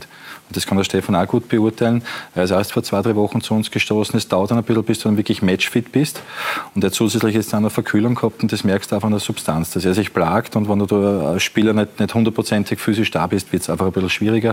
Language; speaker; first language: German; native; German